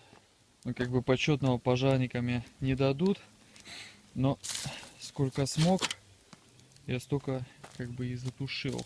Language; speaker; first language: Russian; native; Russian